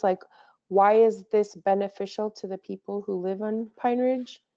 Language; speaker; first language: English; native; English